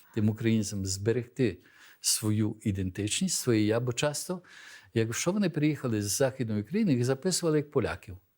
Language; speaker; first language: Ukrainian; early bilingual, heritage; Ukrainian